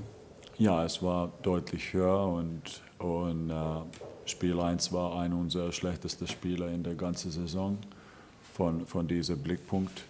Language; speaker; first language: German; non-native, fluent; Finnish